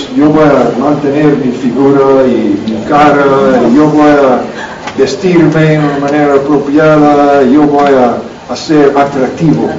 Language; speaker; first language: Spanish; non-native, learner; English